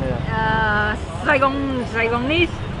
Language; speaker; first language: Spanish; non-native, learner; Vietnamese